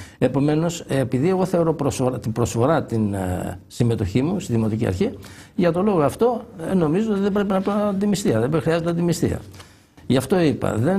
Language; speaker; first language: Greek; native; Greek